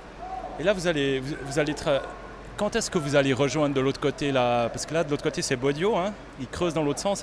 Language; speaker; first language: French; native; French